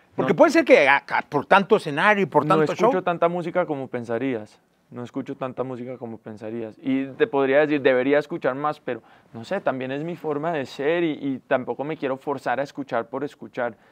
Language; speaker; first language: Spanish; native; Spanish